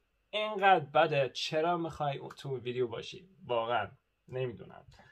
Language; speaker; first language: Persian; non-native, learner; English